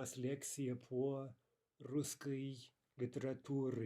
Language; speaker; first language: Russian; non-native, fluent; English